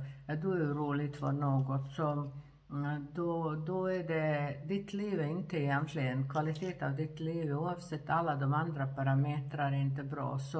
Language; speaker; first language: Swedish; non-native, fluent; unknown